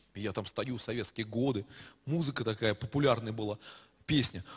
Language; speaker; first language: Russian; native; Russian